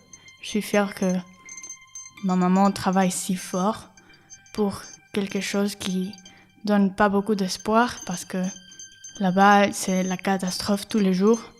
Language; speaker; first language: French; non-native, fluent; Spanish